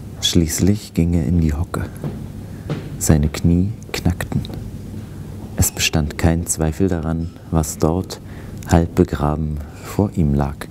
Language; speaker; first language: German; native; German